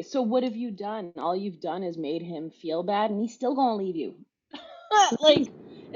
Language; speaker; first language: English; native; English